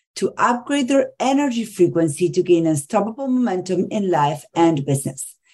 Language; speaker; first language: English; non-native, fluent; Spanish